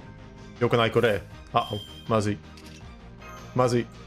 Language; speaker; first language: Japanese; non-native, learner; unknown